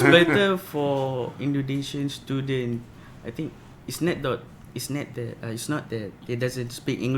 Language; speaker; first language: English; non-native, local second language; Malay